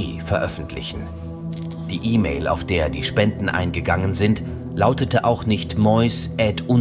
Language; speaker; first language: German; native; German